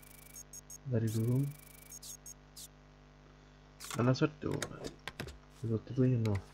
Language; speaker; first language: Spanish; native; Spanish